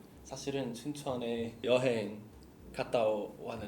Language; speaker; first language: Korean; non-native, learner; English